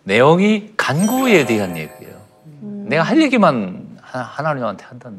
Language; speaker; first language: Korean; native; Korean